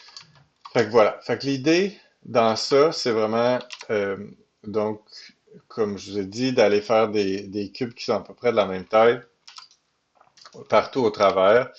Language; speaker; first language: French; native; French